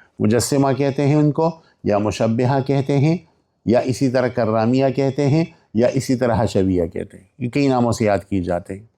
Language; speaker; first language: Urdu; non-native, local second language; Pashto